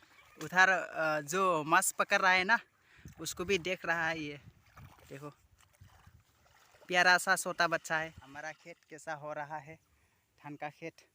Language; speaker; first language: Hindi; non-native, local second language; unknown